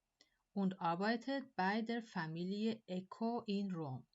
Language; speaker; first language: German; non-native, fluent; Persian